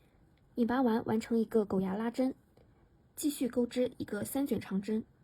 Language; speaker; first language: Chinese; native; Chinese